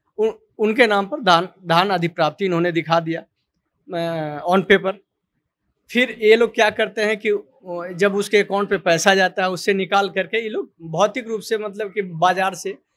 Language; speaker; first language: Hindi; native; Hindi